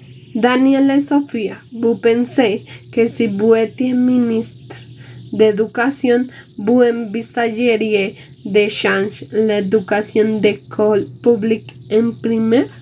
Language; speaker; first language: French; non-native, learner; Spanish